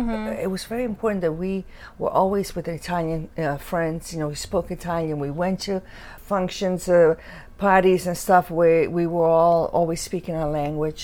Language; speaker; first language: English; early bilingual, other home language; Italian